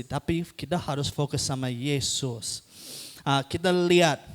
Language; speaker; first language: Indonesian; non-native, fluent; English